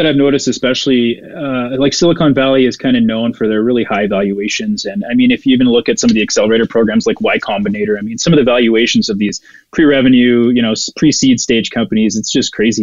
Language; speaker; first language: English; native; English